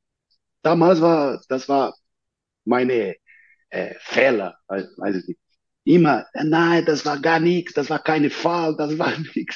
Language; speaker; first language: German; non-native, learner; Portuguese